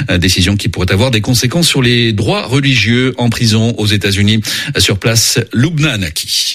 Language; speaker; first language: French; native; French